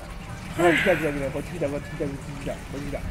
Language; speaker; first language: Japanese; native; Japanese